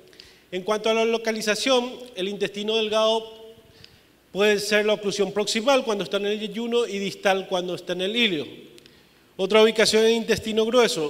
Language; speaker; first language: Spanish; native; Spanish